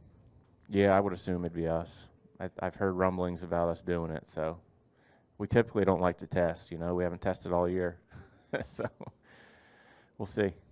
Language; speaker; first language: English; native; English